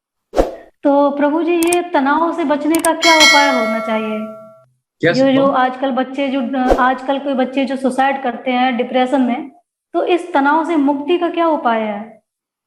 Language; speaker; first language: Hindi; native; Hindi